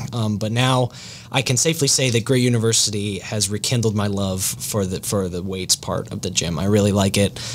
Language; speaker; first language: English; native; English